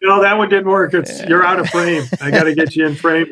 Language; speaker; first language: English; native; English